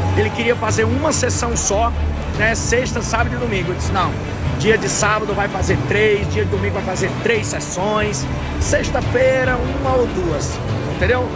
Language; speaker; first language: Portuguese; native; Portuguese